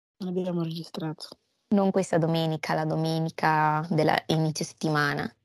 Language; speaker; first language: Italian; early bilingual, heritage; Italian